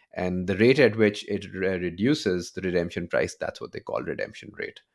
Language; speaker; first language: English; non-native, local second language; Urdu